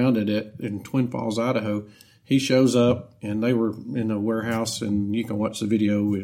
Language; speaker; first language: English; native; English